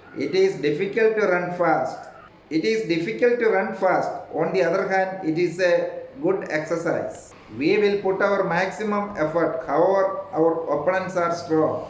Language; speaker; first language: English; non-native, local second language; Malayalam